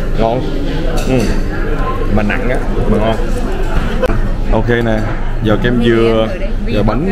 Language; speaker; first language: Vietnamese; early bilingual, heritage; Vietnamese